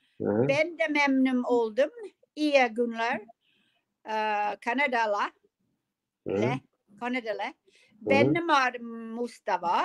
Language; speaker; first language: Turkish; non-native, learner; English